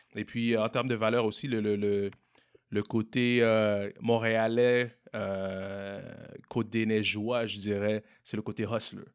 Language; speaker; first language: French; native; French